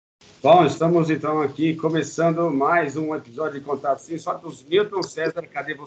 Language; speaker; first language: Portuguese; native; Portuguese